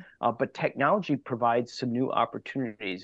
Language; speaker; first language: English; native; English